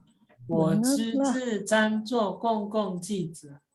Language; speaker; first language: Chinese; non-native, fluent; Indonesian